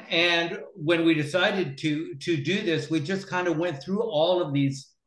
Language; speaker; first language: English; native; English